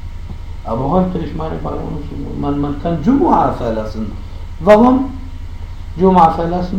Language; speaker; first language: German; non-native, fluent; Arabic